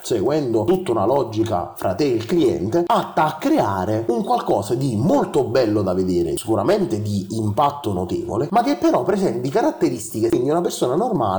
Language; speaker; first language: Italian; native; Italian